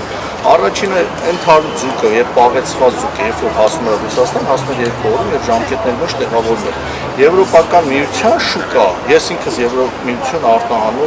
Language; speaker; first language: Armenian; native; Armenian